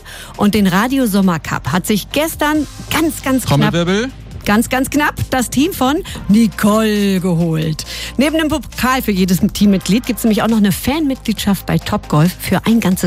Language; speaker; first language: German; native; German